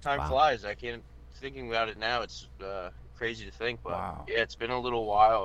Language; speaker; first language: English; native; English